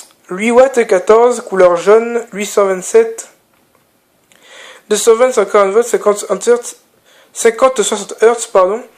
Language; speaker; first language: French; native; French